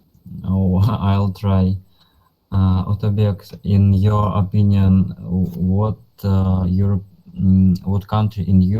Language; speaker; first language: English; non-native, learner; Russian